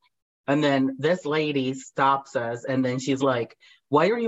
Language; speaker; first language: English; non-native, fluent; Spanish